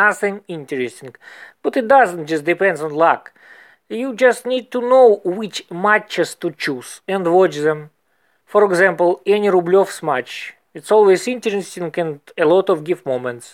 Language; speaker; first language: English; non-native, learner; Russian